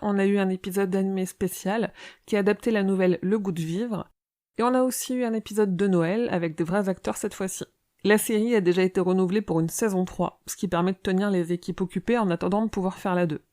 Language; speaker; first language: French; native; French